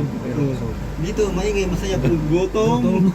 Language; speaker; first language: Filipino; non-native, local second language; Cebuano